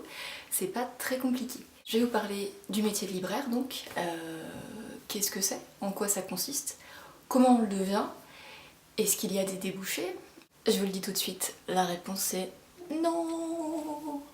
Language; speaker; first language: French; native; French